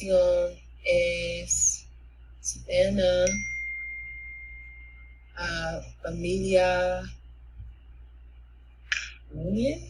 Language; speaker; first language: Spanish; non-native, learner; English